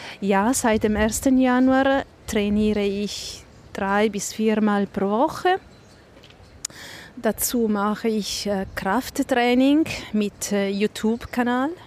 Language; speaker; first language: German; non-native, local second language; Italian